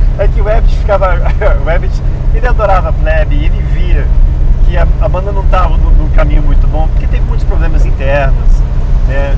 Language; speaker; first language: Portuguese; early bilingual, other home language; English